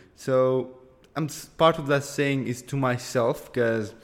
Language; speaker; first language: English; non-native, fluent; Kurdish